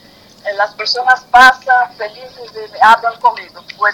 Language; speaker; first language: Spanish; non-native, fluent; Portuguese